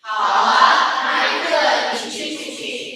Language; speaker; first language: Chinese; non-native, learner; Indonesian